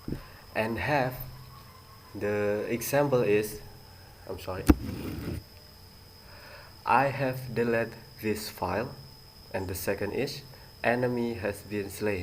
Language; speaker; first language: English; non-native, learner; Indonesian